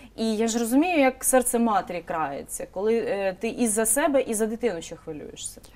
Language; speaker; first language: Ukrainian; native; Ukrainian